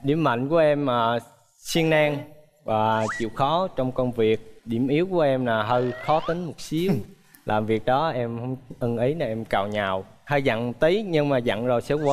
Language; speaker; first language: Vietnamese; native; Vietnamese